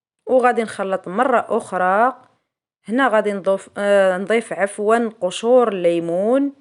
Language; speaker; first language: Arabic; native; Arabic